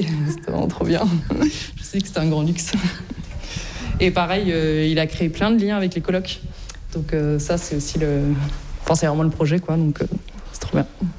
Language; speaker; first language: French; native; French